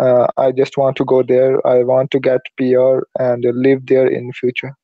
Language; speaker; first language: English; non-native, learner; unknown